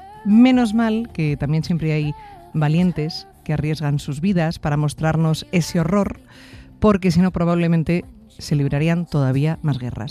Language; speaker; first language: Spanish; native; Spanish